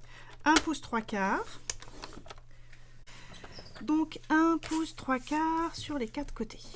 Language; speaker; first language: French; native; French